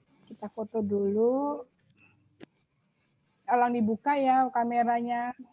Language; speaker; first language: Indonesian; native; Indonesian